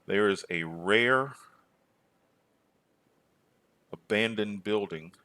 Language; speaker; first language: English; native; English